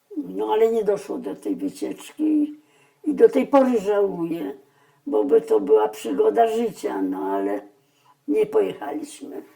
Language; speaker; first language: Polish; early bilingual, other home language; Russian